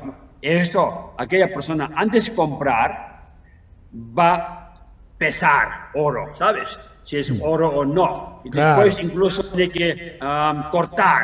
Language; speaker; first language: Spanish; non-native, learner; Tibetan